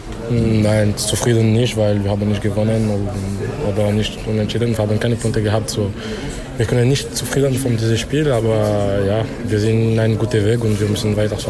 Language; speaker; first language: German; non-native, fluent; French